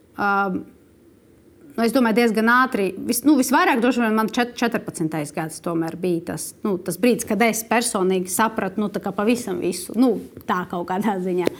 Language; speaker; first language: Latvian; non-native, local second language; Russian